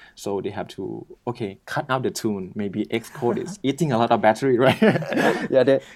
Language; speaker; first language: English; non-native, learner; Thai